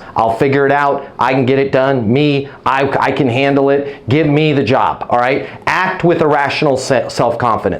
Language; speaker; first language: English; native; English